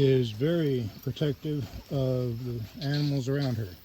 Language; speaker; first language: English; native; English